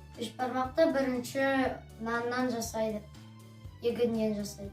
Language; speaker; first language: Kazakh; non-native, local second language; Russian